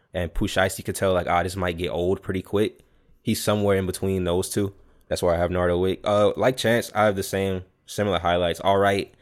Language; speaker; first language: English; native; English